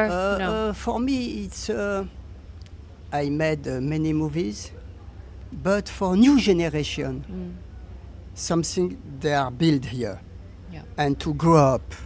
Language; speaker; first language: English; non-native, learner; French